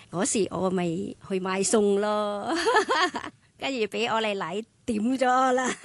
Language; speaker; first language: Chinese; non-native, fluent; Thai